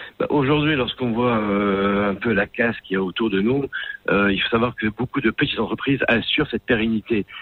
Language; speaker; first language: French; non-native, local second language; Arabic